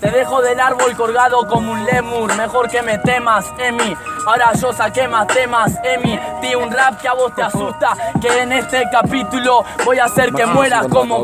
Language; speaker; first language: Spanish; native; Spanish